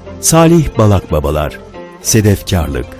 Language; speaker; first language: Turkish; native; Turkish